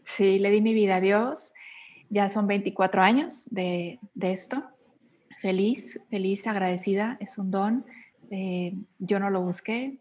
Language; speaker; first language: Spanish; native; Spanish